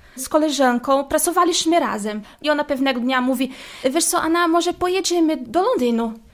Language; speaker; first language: Polish; non-native, fluent; Portuguese